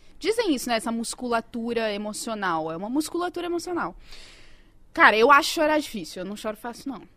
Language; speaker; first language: Portuguese; native; Portuguese